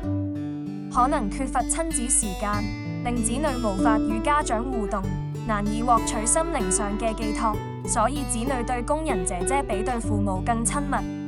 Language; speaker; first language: Cantonese; native; Cantonese